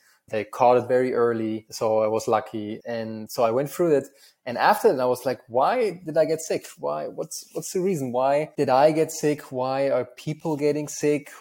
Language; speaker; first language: English; non-native, fluent; German